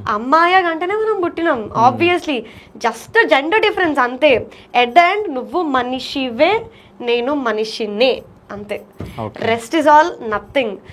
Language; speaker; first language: Telugu; non-native, local second language; Marathi